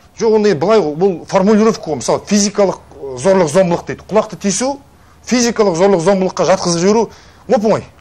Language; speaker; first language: Kazakh; native; Kazakh